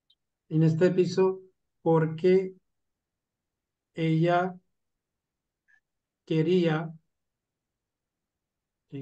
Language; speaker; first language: Spanish; non-native, fluent; Urdu